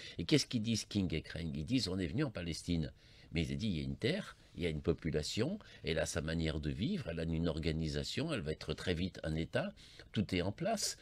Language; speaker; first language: French; native; French